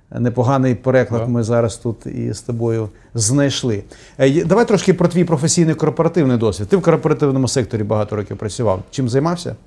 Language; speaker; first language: Ukrainian; native; Ukrainian